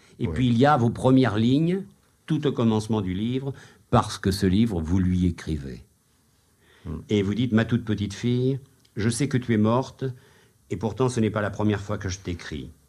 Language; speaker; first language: French; native; French